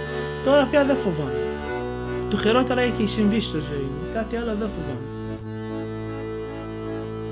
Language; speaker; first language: Greek; non-native, learner; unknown